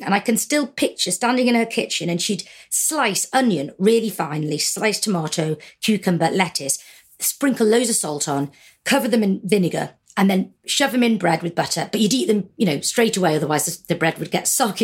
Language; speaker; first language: English; native; English